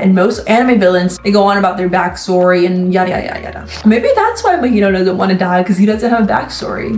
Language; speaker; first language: English; native; English